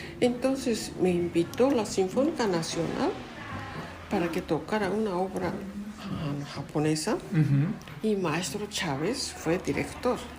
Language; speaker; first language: Spanish; non-native, fluent; Japanese